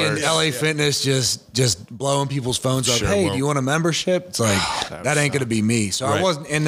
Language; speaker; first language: English; native; English